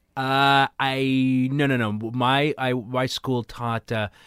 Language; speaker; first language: English; native; English